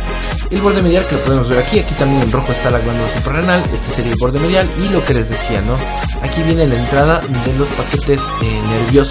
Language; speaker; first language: Spanish; native; Spanish